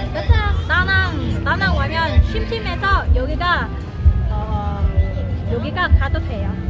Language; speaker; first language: Korean; non-native, learner; Vietnamese